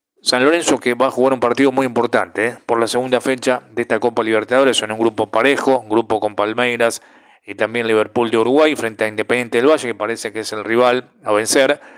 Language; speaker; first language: Spanish; native; Spanish